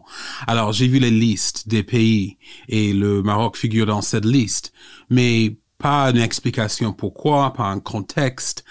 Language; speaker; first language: French; non-native, fluent; English